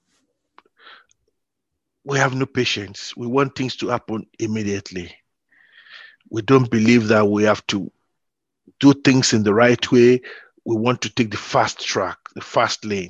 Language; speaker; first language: English; non-native, local second language; Yoruba